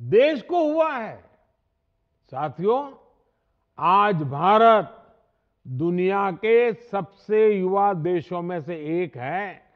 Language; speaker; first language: Hindi; non-native, local second language; Gujarati